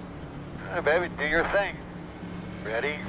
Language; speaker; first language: English; native; English